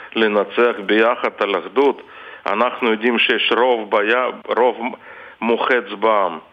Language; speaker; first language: Hebrew; non-native, fluent; Russian